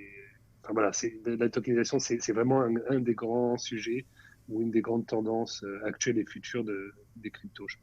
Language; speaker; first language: French; native; French